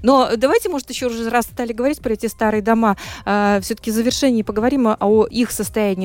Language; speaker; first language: Russian; native; Russian